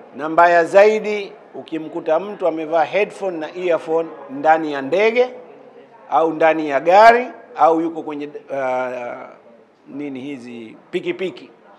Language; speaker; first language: Swahili; native; Swahili